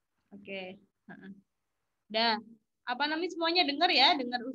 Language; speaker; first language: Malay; non-native, local second language; Javanese